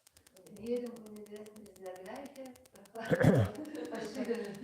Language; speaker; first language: German; non-native, fluent; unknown